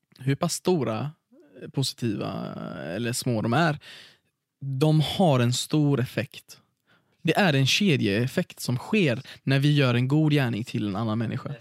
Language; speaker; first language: Swedish; early bilingual, other home language; Arabic